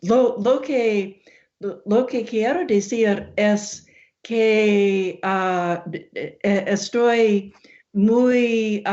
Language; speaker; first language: Spanish; non-native, learner; English